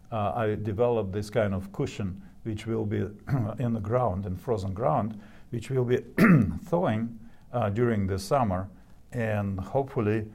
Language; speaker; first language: English; non-native, fluent; Russian